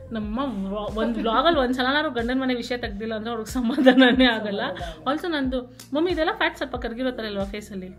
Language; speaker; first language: Kannada; native; Kannada